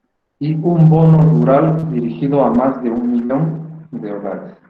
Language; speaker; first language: Spanish; native; Spanish